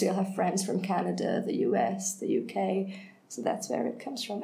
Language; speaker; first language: English; non-native, fluent; Hungarian